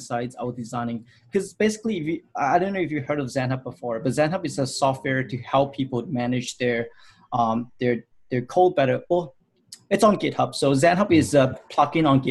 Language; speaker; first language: English; non-native, local second language; Cantonese